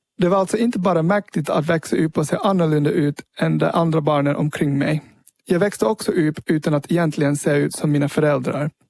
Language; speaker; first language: Swedish; early bilingual, heritage; Swedish